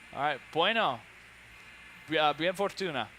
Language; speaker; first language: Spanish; non-native, learner; English